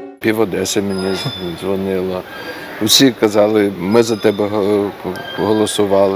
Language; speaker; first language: Ukrainian; non-native, local second language; Russian